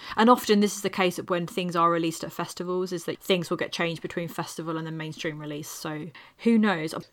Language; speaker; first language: English; native; English